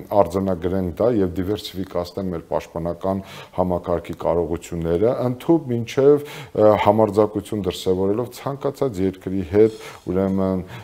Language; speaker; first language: Armenian; native; Armenian